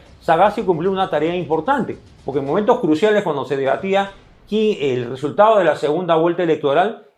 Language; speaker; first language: Spanish; native; Spanish